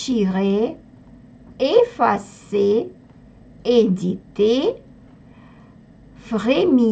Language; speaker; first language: French; non-native, fluent; Russian